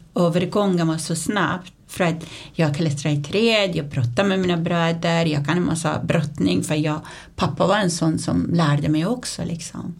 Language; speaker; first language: Swedish; non-native, fluent; Persian